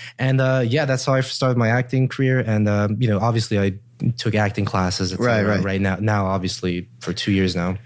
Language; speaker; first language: English; early bilingual, heritage; English